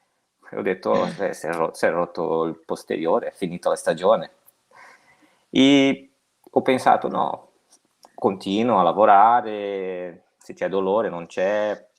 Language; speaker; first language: Italian; non-native, fluent; Portuguese